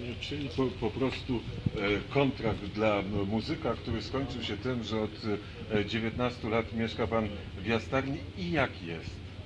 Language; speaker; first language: Polish; native; Polish